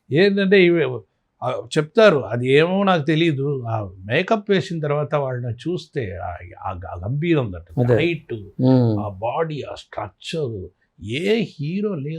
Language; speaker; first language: Telugu; non-native, fluent; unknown